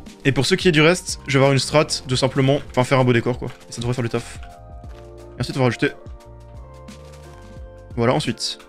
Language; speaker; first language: French; native; French